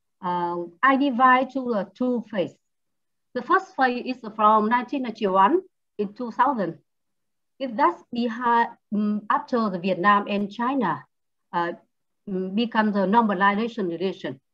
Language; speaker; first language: English; non-native, learner; Vietnamese